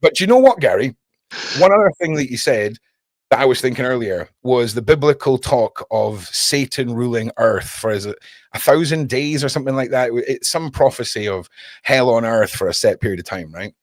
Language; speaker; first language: English; native; English